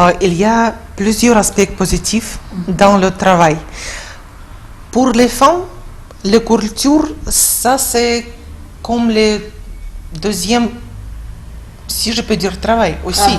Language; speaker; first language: French; non-native, fluent; Russian